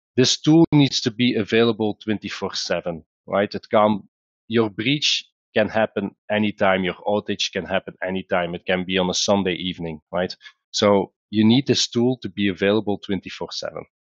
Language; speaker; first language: English; non-native, fluent; Dutch